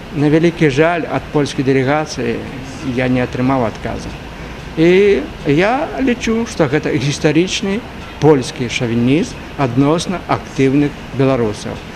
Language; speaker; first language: Belarusian; native; Belarusian